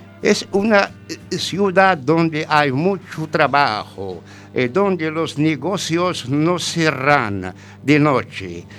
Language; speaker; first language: Spanish; non-native, learner; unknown